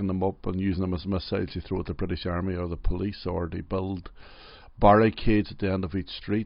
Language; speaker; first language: English; native; English